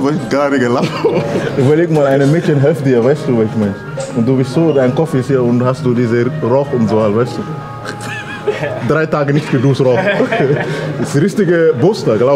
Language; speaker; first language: German; non-native, fluent; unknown